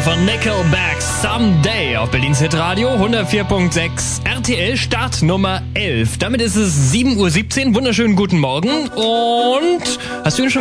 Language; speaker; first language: German; native; German